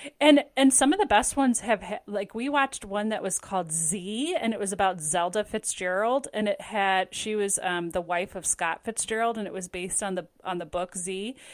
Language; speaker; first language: English; native; English